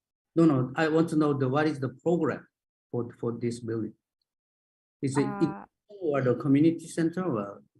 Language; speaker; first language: English; non-native, learner; Japanese